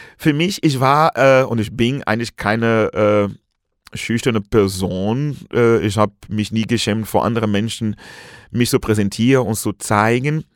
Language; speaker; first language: German; non-native, fluent; Portuguese